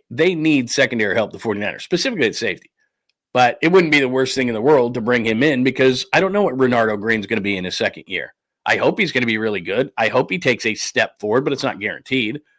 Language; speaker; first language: English; native; English